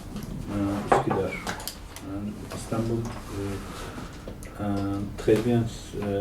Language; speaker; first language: French; non-native, learner; Kurdish